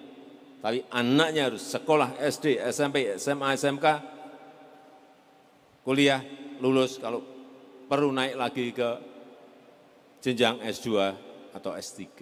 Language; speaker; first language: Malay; non-native, local second language; Javanese